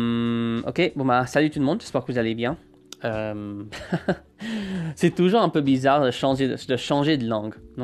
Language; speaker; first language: French; non-native, fluent; English